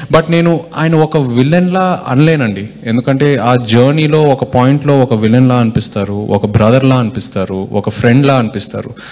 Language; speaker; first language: Telugu; native; Telugu